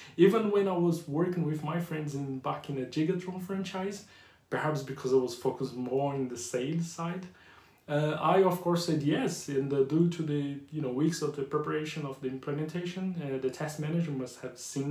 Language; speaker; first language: English; non-native, fluent; Portuguese